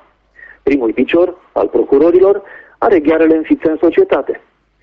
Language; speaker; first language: Romanian; native; Romanian